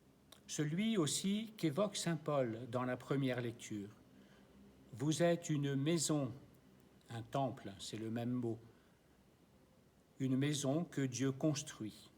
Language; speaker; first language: French; native; French